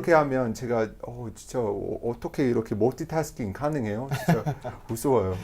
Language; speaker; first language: Korean; non-native, fluent; English